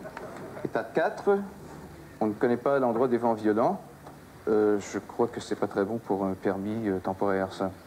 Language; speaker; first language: French; native; French